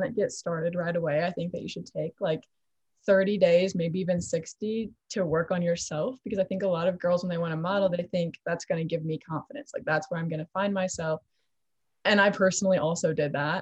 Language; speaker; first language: English; native; English